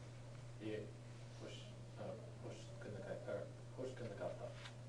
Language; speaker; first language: Japanese; non-native, learner; English